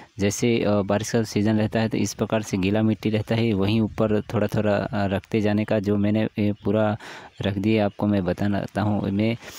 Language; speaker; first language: Hindi; native; Hindi